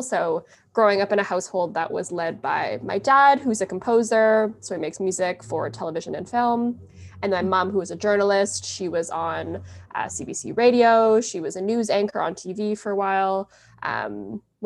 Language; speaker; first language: English; native; English